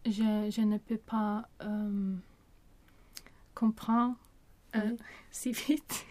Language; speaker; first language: French; non-native, learner; Swedish